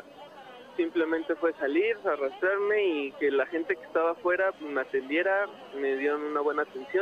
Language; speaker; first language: Spanish; native; Spanish